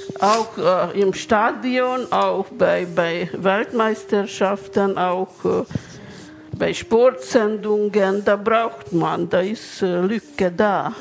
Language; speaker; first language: German; non-native, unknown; Hungarian